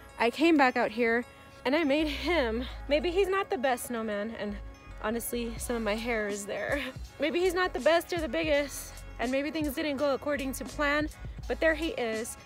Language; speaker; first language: English; early bilingual, other home language; Spanish